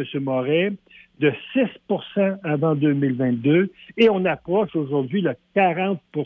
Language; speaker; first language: French; native; French